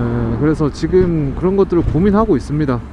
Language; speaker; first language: Korean; native; Korean